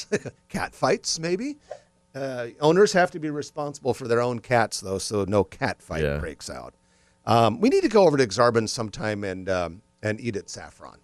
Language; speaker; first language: English; native; English